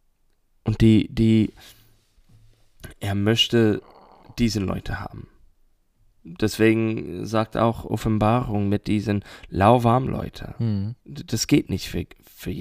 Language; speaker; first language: German; non-native, learner; English